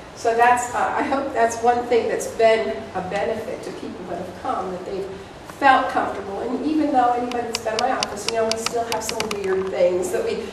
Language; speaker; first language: English; native; English